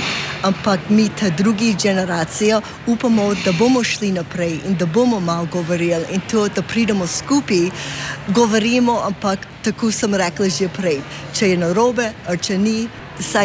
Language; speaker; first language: Slovenian; early bilingual, heritage; English